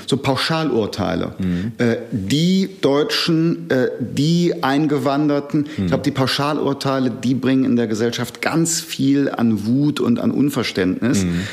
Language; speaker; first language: German; native; German